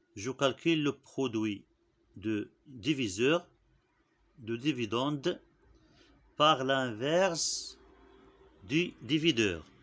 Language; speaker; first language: French; non-native, local second language; Arabic